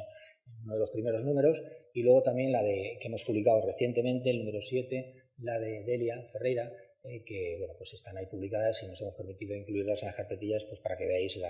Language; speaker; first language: Spanish; native; Spanish